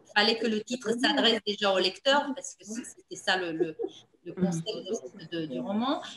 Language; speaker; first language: French; non-native, fluent; Romanian